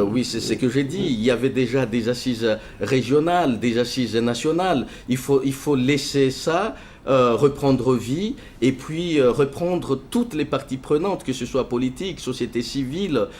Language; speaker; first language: French; non-native, local second language; Malagasy